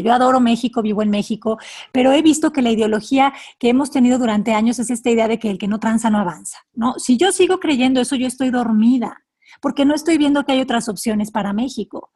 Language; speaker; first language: Spanish; native; Spanish